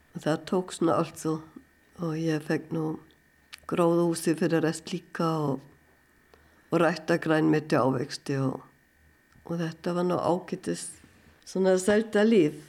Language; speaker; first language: Icelandic; non-native, fluent; German